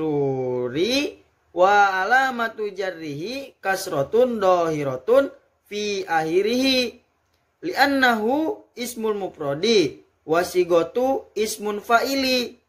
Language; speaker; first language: Arabic; non-native, learner; Indonesian